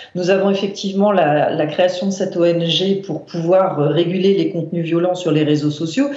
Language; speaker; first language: French; native; French